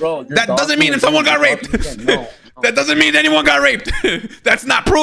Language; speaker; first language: English; native; English